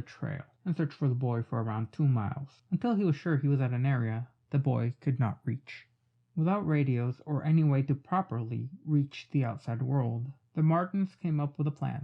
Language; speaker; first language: English; native; English